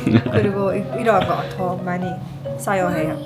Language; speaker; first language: Korean; non-native, learner; Persian